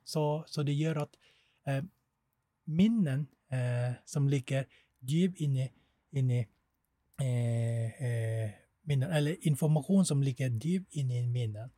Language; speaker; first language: Swedish; non-native, fluent; Thai